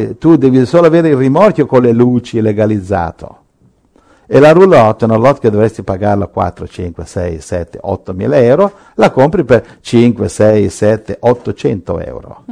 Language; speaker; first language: Italian; native; Italian